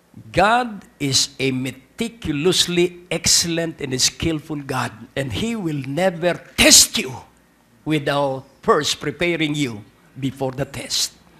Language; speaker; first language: English; non-native, local second language; Filipino